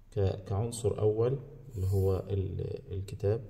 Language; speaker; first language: Arabic; native; Arabic